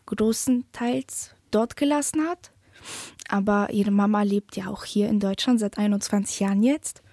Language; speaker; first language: German; early bilingual, other home language; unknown